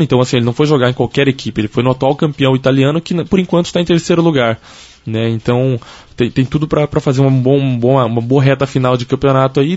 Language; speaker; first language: Portuguese; native; Portuguese